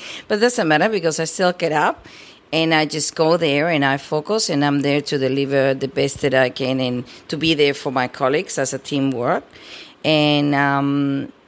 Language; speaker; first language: English; non-native, fluent; Spanish